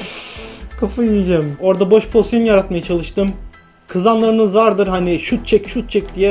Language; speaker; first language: Turkish; native; Turkish